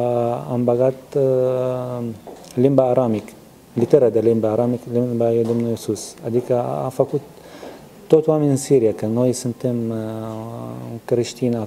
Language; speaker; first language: Romanian; non-native, learner; Arabic